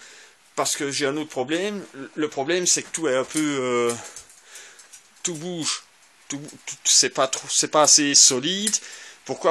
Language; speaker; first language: French; native; French